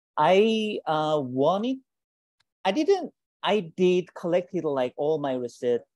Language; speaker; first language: English; non-native, learner; Korean